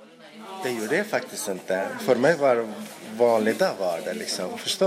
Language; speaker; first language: Swedish; non-native, local second language; Arabic